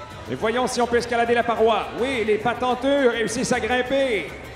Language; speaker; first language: French; native; French